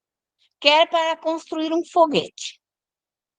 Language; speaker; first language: Portuguese; native; Portuguese